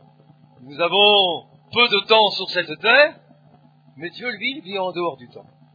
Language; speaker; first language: French; native; French